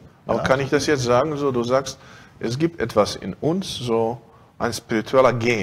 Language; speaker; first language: German; non-native, fluent; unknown